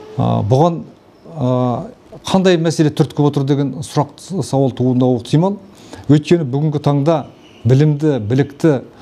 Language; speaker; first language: Kazakh; native; Kazakh